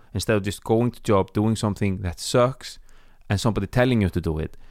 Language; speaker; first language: English; non-native, fluent; Icelandic